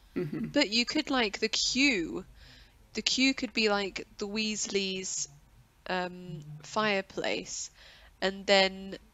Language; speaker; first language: English; native; English